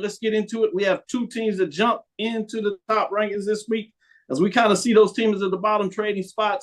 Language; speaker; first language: English; native; English